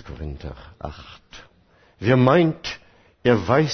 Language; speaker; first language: German; non-native, fluent; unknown